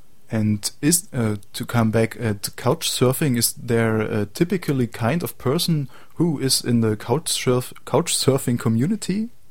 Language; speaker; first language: English; non-native, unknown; German